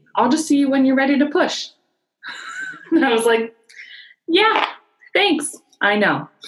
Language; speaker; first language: English; native; English